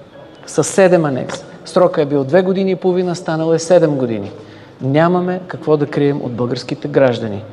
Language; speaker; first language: Bulgarian; native; Bulgarian